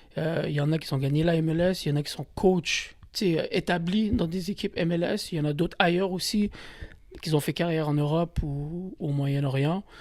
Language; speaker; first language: French; early bilingual, other home language; Kabyle